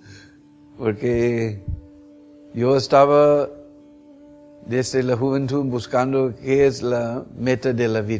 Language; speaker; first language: Spanish; non-native, fluent; English